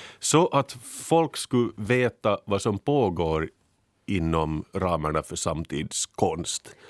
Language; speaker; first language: Swedish; native; Swedish